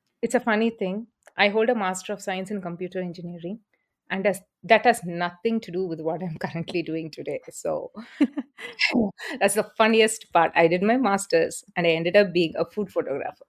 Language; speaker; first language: English; non-native, local second language; Tamil